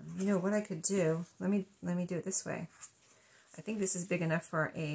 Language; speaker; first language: English; native; English